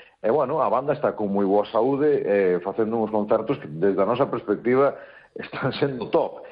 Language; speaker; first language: Galician; native; Galician